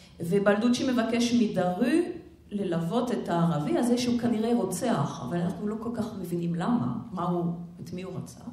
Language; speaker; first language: Hebrew; non-native, fluent; French